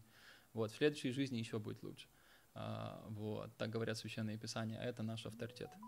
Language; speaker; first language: Russian; native; Russian